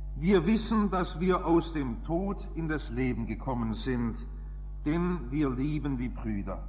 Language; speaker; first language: German; native; German